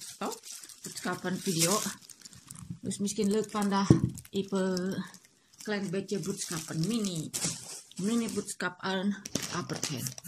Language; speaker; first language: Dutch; non-native, learner; Indonesian